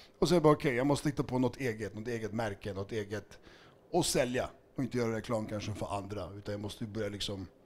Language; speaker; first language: Swedish; early bilingual, other home language; Serbian